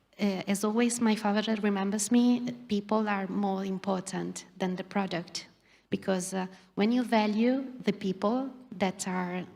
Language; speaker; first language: English; non-native, fluent; Italian